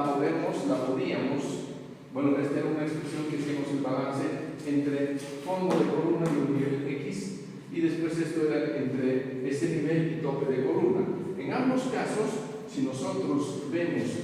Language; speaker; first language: Spanish; native; Spanish